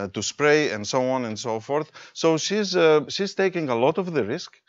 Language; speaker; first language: English; non-native, fluent; Greek